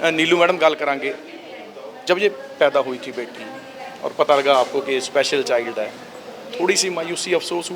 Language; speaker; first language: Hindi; non-native, local second language; Punjabi